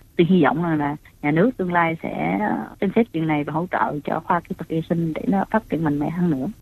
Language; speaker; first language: Vietnamese; native; Vietnamese